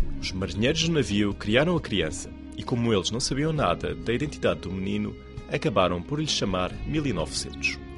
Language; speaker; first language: Portuguese; non-native, fluent; Chinese